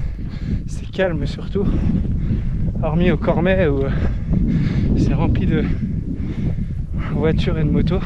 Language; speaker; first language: French; native; French